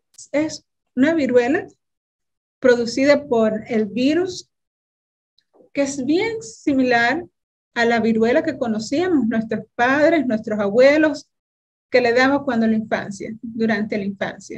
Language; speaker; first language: Spanish; native; Spanish